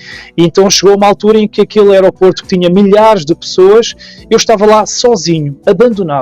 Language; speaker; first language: Portuguese; native; Portuguese